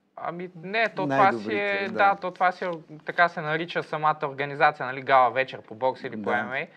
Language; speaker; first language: Bulgarian; native; Bulgarian